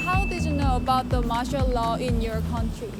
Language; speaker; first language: English; non-native, learner; Korean